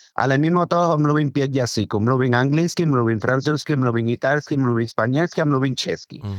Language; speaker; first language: Czech; non-native, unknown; Spanish